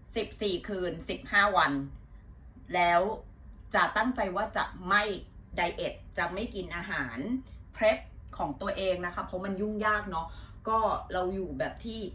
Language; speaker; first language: Thai; native; Thai